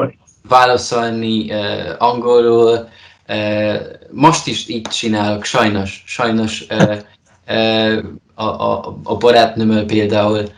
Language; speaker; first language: Hungarian; non-native, learner; Polish